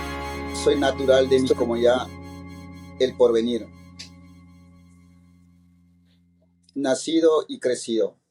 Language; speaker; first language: Spanish; non-native, local second language; Shipibo-Conibo